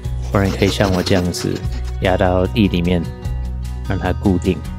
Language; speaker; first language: Chinese; non-native, fluent; English